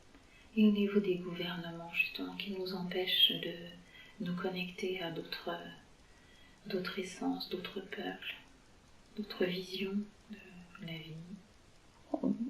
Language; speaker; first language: French; native; French